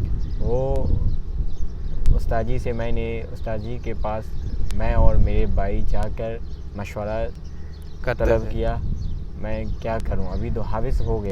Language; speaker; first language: Hindi; non-native, learner; Burmese